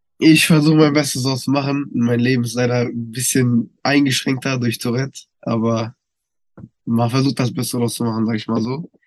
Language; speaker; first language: German; early bilingual, other home language; Turkish